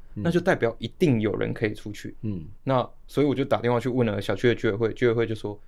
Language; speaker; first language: Chinese; native; Chinese